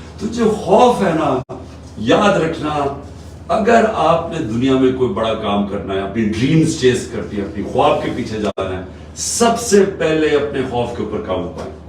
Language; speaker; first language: Urdu; native; Urdu